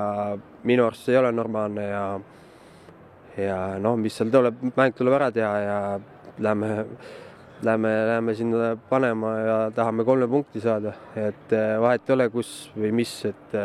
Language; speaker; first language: Estonian; native; Estonian